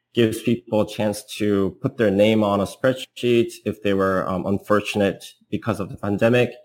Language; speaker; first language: English; non-native, fluent; Korean